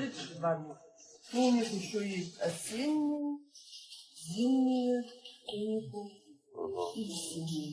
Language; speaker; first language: Russian; native; Russian